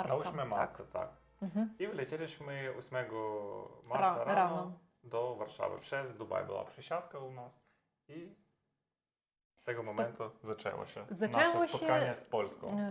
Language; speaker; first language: Polish; non-native, learner; Russian